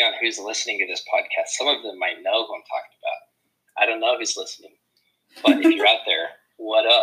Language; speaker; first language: English; native; English